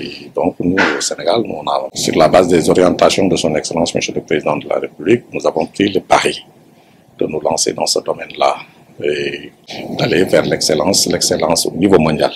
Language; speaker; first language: French; non-native, local second language; Wolof